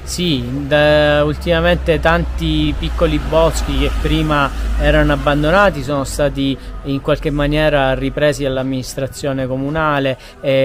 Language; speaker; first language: Italian; native; Italian